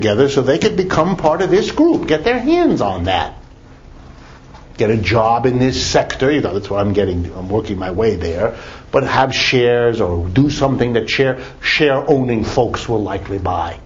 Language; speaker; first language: English; native; English